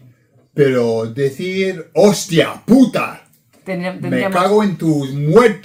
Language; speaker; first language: Spanish; non-native, fluent; English